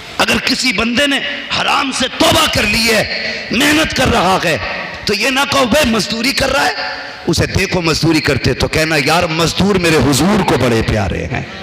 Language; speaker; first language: Urdu; native; Urdu